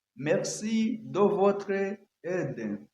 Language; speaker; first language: French; non-native, learner; Kinyarwanda